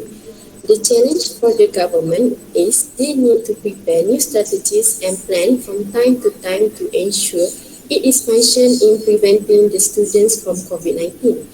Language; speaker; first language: English; non-native, fluent; Malay